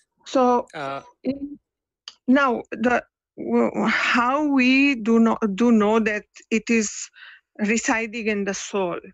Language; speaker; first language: English; non-native, fluent; Italian